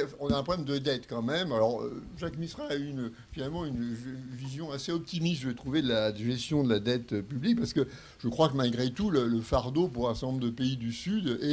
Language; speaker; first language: French; native; French